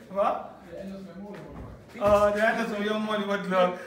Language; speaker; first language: Swedish; non-native, learner; Lingala